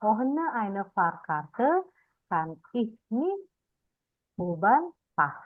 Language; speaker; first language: German; non-native, fluent; Indonesian